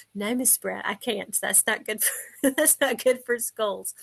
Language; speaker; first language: English; native; English